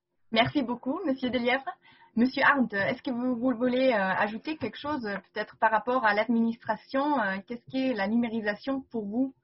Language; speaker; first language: French; non-native, fluent; German